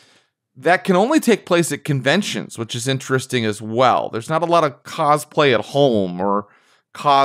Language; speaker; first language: English; native; English